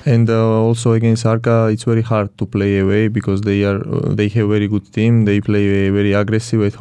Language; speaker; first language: English; non-native, learner; Georgian